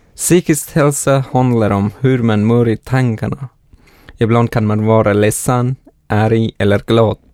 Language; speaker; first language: Swedish; non-native, fluent; Persian